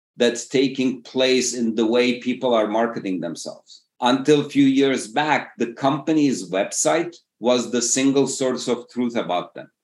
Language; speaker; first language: English; non-native, fluent; Turkish